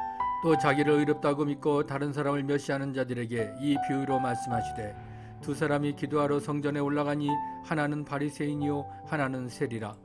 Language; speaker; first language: Korean; native; Korean